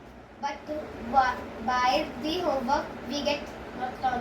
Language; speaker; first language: English; non-native, learner; Hindi